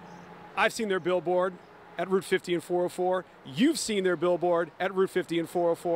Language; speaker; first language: English; native; English